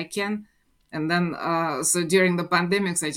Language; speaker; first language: English; non-native, fluent; Russian